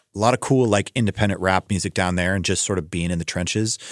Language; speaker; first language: English; native; English